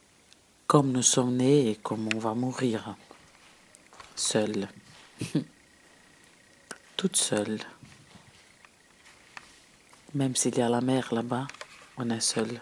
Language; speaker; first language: French; non-native, fluent; Portuguese